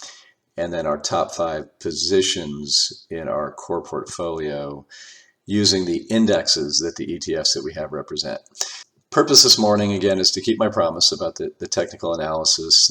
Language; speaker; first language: English; native; English